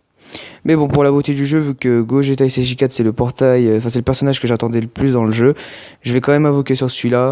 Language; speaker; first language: French; native; French